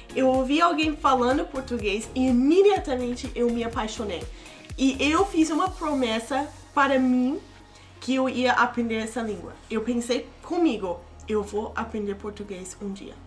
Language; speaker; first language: Portuguese; non-native, fluent; English